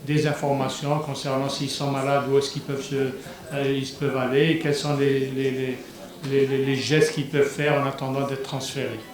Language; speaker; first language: French; non-native, local second language; Arabic